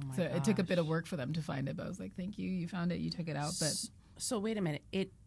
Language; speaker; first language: English; non-native, local second language; Igbo